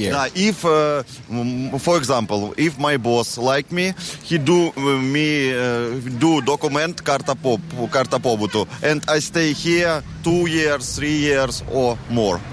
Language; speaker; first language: English; non-native, learner; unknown